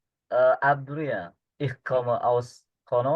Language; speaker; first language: German; non-native, learner; Indonesian